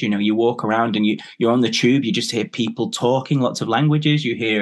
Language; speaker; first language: English; native; English